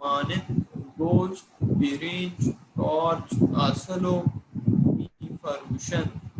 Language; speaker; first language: Persian; non-native, learner; Urdu